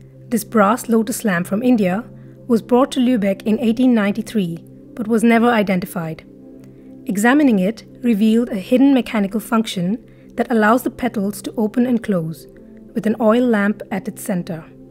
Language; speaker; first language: English; non-native, local second language; Marathi